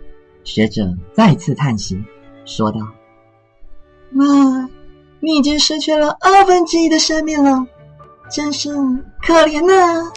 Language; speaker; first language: Chinese; native; Chinese